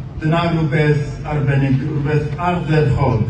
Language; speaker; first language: Welsh; non-native, fluent; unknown